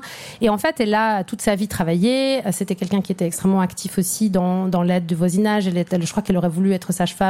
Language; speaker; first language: French; native; French